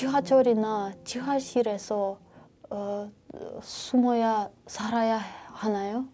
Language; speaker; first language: Korean; non-native, learner; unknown